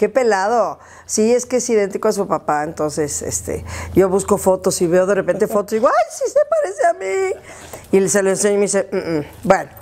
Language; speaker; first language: Spanish; native; Spanish